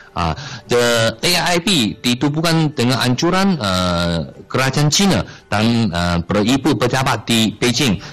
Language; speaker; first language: Malay; non-native, fluent; Chinese